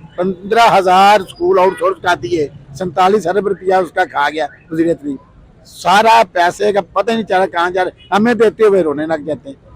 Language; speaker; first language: Urdu; non-native, local second language; Punjabi